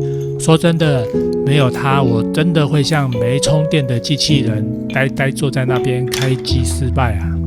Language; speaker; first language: Chinese; native; Chinese